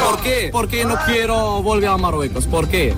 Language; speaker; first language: Spanish; non-native, learner; Arabic